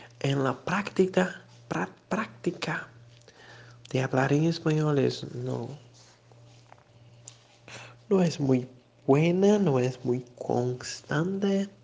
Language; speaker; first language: Spanish; non-native, learner; Portuguese